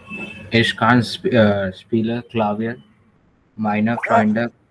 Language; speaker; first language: German; non-native, learner; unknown